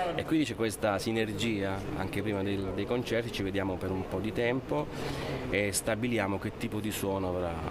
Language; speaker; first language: Italian; native; Italian